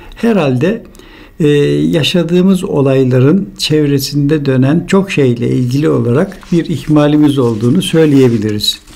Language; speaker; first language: Turkish; native; Turkish